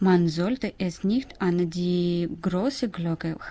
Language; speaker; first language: German; non-native, learner; Russian